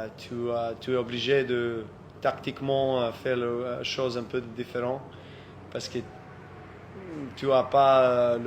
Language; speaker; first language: French; non-native, fluent; Serbian